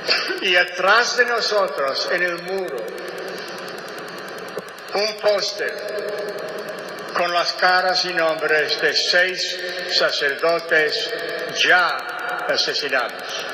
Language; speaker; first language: Spanish; non-native, fluent; English